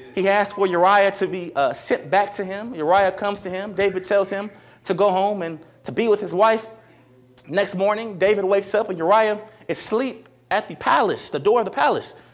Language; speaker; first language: English; native; English